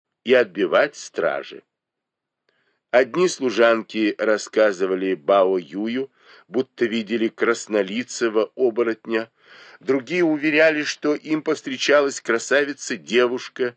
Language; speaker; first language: Russian; native; Russian